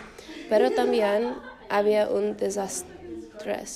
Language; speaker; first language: Spanish; non-native, learner; English